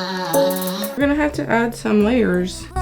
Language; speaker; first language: English; native; English